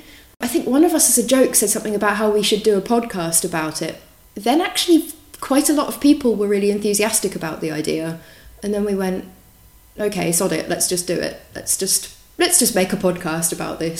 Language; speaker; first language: English; native; English